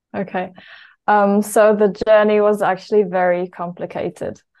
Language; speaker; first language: English; non-native, fluent; Polish